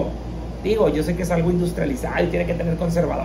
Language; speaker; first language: Spanish; native; Spanish